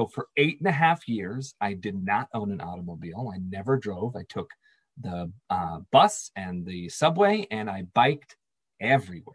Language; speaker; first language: English; native; English